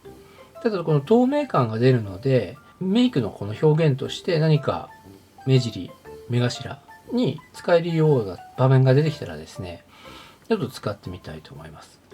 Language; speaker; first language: Japanese; native; Japanese